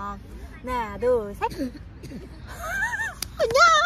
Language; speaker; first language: Korean; non-native, learner; Vietnamese